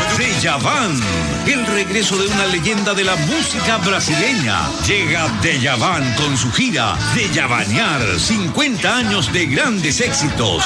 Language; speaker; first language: Spanish; native; Spanish